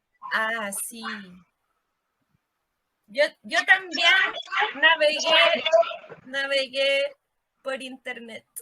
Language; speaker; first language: Spanish; non-native, fluent; English